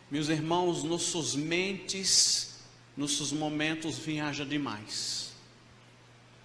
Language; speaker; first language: Portuguese; non-native, fluent; Arabic